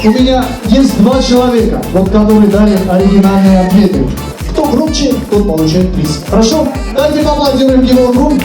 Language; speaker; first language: Russian; non-native, local second language; Armenian